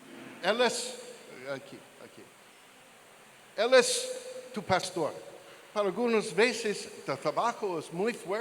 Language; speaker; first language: Spanish; non-native, learner; English